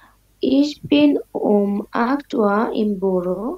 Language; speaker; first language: German; non-native, learner; Bangla